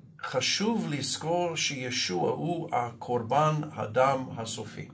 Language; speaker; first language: Hebrew; non-native, fluent; English